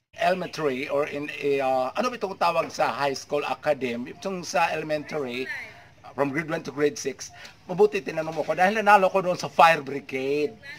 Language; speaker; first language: Filipino; non-native, local second language; Cebuano